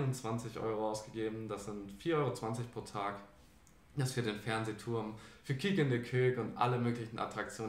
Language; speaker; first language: German; native; German